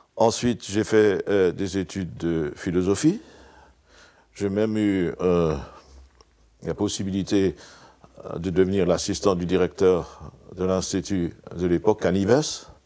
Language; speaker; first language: French; non-native, local second language; Swiss German